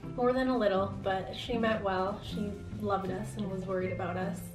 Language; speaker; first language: English; native; English